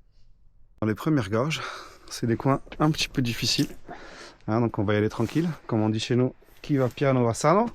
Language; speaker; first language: French; native; French